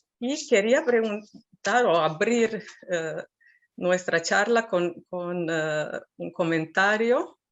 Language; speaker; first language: Spanish; non-native, fluent; Serbian